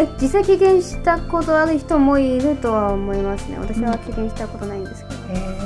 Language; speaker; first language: Japanese; non-native, fluent; Chinese